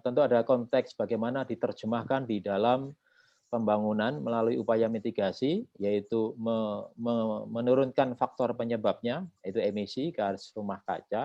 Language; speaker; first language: Indonesian; native; Indonesian